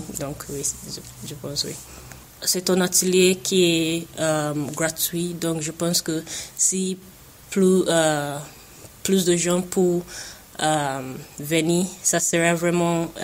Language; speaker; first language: French; non-native, fluent; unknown